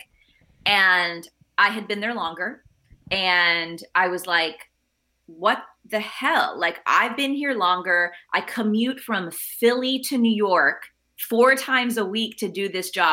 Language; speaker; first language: English; early bilingual, other home language; Spanish